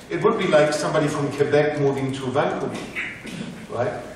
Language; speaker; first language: English; non-native, fluent; German